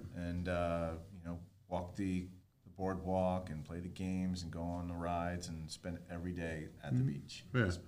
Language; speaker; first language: English; native; English